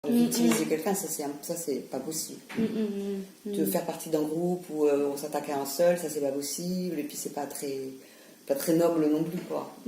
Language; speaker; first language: French; native; French